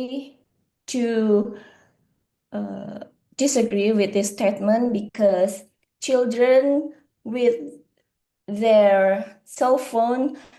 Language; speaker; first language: English; non-native, learner; Indonesian